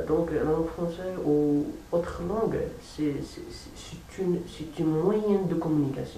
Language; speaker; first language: French; non-native, fluent; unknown